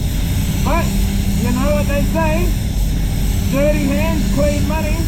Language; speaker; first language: English; native; English